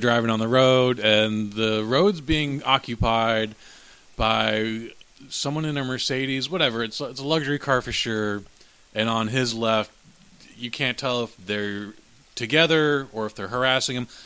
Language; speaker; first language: English; native; English